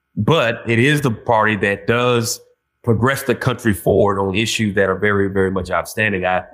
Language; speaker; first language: English; native; English